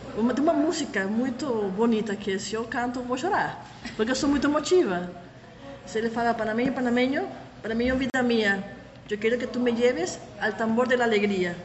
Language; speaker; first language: Portuguese; non-native, fluent; Spanish